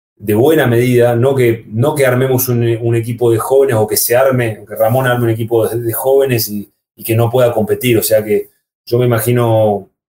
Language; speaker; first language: Spanish; native; Spanish